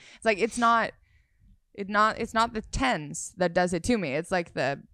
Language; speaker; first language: English; non-native, fluent; Swedish